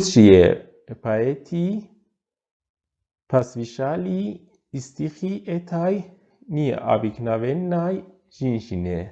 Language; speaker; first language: Russian; non-native, fluent; Persian